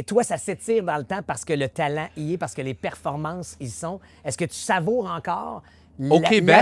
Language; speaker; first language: French; native; French